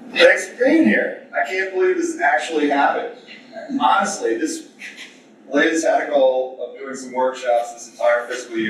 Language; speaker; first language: English; native; English